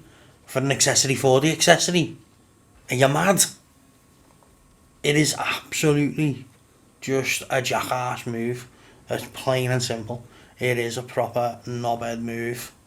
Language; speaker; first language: English; native; English